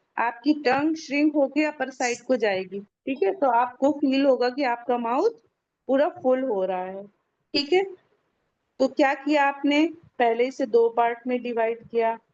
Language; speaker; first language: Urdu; native; Urdu